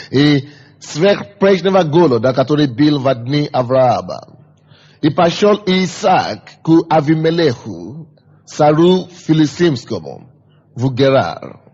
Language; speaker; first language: Russian; non-native, fluent; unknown